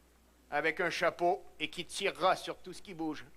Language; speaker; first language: French; native; French